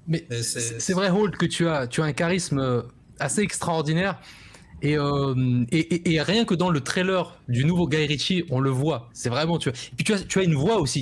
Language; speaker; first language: French; native; French